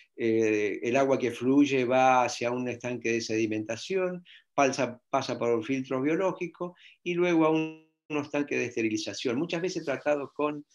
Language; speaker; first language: Spanish; native; Spanish